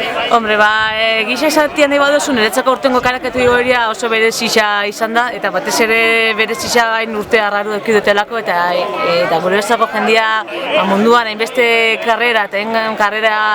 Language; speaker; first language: Basque; native; Basque